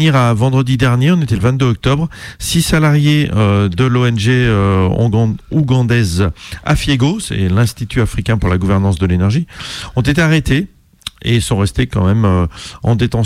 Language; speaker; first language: French; native; French